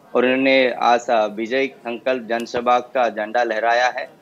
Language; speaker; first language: Hindi; non-native, local second language; Kok Borok